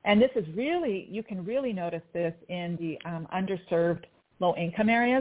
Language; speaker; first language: English; native; English